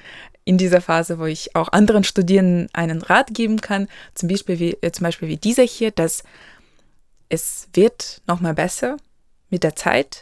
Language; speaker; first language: German; non-native, local second language; Ukrainian